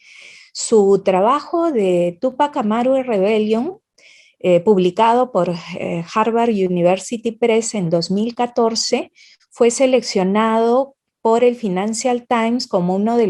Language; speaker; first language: Spanish; native; Spanish